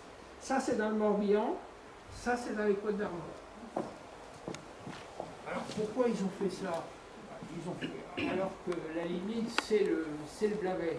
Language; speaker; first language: French; native; French